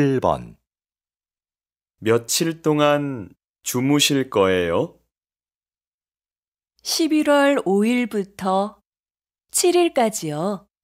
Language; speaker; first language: Korean; non-native, fluent; Arabic